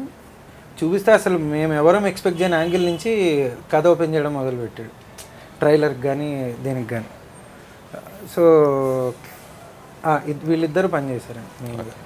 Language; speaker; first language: Telugu; native; Telugu